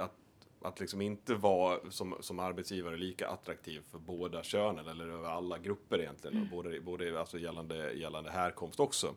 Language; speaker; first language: Swedish; native; Swedish